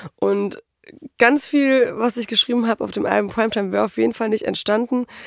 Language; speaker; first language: German; early bilingual, other home language; Polish